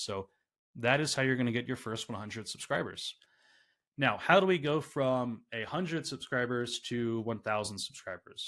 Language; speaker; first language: English; native; English